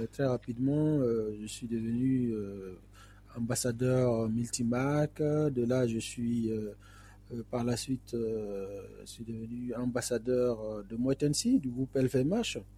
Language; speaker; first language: French; non-native, local second language; Fula